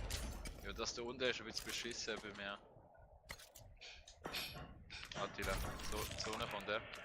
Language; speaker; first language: German; native; German